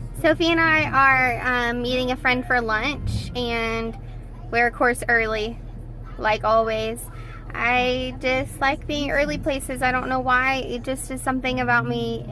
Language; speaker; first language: English; native; English